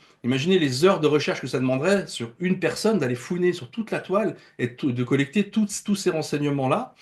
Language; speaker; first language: French; native; French